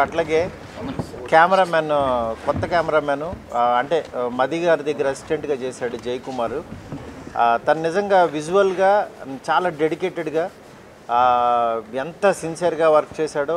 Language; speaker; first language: Telugu; native; Telugu